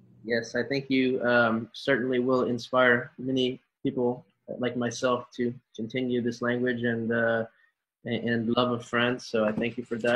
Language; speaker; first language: English; native; English